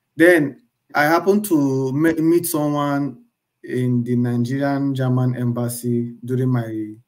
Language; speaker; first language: English; non-native, local second language; Igbo